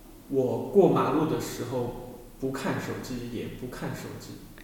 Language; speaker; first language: Chinese; non-native, learner; French